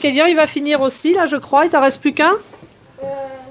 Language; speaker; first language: French; native; French